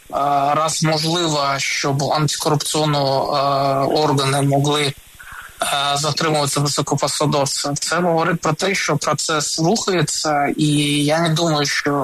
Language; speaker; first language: Ukrainian; non-native, local second language; Russian